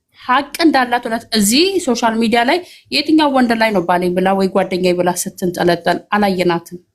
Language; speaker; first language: Amharic; native; Amharic